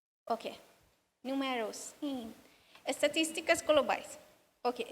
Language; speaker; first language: Portuguese; non-native, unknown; Persian